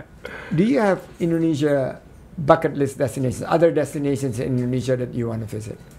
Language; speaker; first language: English; non-native, local second language; Indonesian